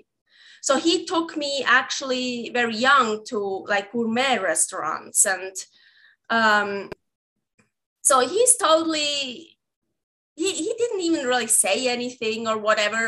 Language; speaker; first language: English; non-native, fluent; Swiss German